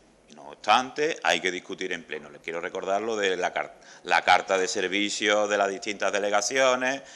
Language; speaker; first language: Spanish; native; Spanish